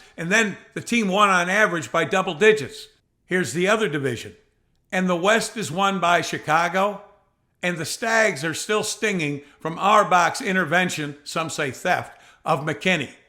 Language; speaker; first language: English; native; English